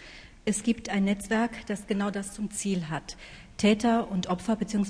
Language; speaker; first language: German; native; German